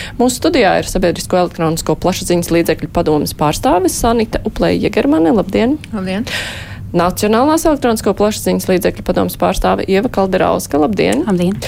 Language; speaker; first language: Latvian; native; Latvian